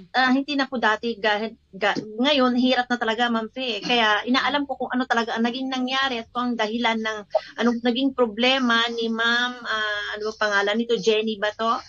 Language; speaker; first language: Filipino; native; Filipino